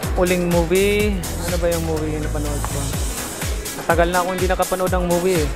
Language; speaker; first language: Filipino; non-native, local second language; Cebuano